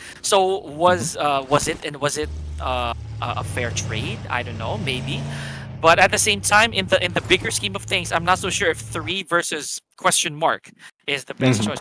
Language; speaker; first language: English; non-native, local second language; Filipino